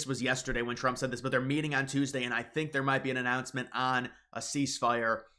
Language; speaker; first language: English; native; English